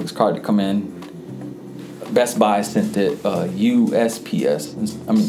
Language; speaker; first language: English; early bilingual, other home language; Jamaican Creole English